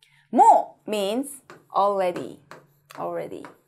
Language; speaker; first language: English; non-native, fluent; Japanese